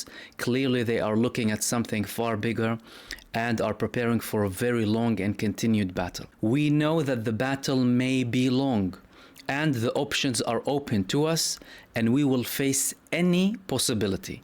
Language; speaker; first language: English; non-native, fluent; Arabic